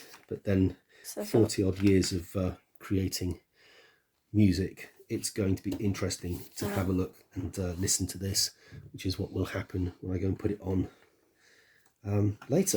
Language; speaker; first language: English; native; English